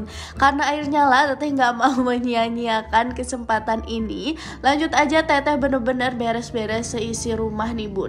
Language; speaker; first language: Indonesian; non-native, local second language; Sundanese